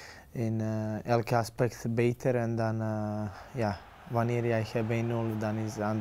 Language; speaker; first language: Dutch; non-native, learner; Serbian